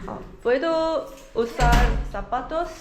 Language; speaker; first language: Spanish; non-native, learner; Korean